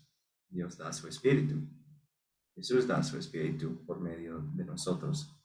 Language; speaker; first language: Spanish; non-native, fluent; English